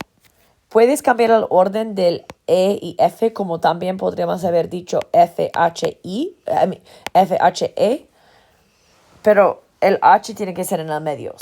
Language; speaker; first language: Spanish; non-native, fluent; English